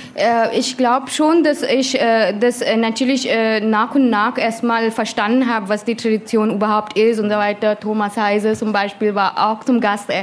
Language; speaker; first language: German; non-native, learner; Hindi